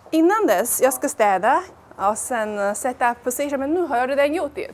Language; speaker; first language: Swedish; non-native, fluent; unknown